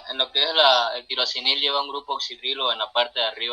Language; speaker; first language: Spanish; native; Spanish